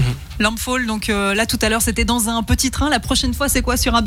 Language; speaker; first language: French; native; French